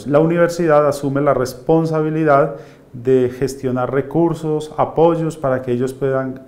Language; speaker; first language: Spanish; native; Spanish